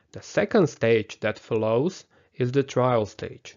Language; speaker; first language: English; non-native, fluent; Slovak